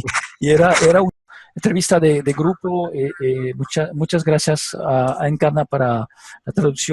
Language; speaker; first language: Spanish; non-native, learner; French